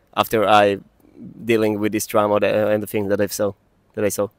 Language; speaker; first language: English; non-native, fluent; Hebrew